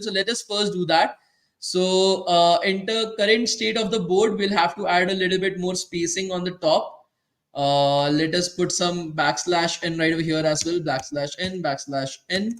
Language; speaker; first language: English; non-native, local second language; Hindi